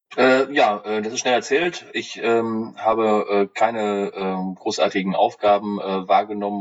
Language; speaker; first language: German; native; German